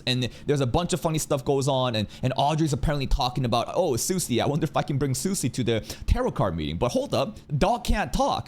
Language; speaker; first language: English; native; English